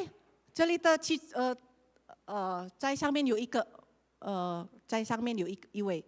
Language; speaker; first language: Chinese; non-native, learner; Indonesian